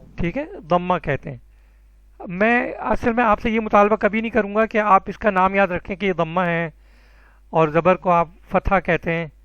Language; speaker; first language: Urdu; native; Urdu